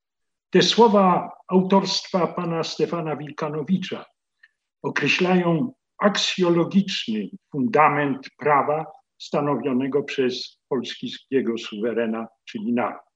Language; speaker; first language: Polish; native; Polish